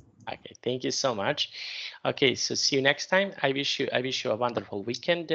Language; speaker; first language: English; non-native, fluent; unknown